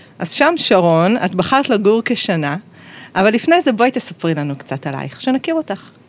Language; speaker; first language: Hebrew; native; Hebrew